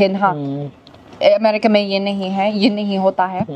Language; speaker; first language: Hindi; non-native, learner; English